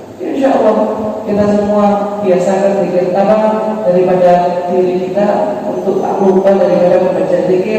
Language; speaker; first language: Indonesian; native; Indonesian